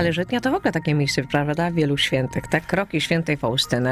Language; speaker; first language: Polish; native; Polish